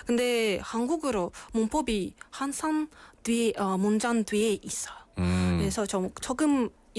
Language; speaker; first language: Korean; non-native, learner; Russian